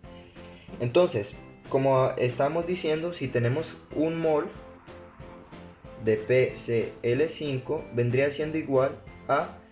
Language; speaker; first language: Spanish; native; Spanish